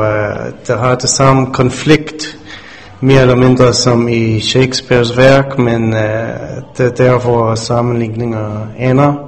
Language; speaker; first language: Danish; non-native, fluent; English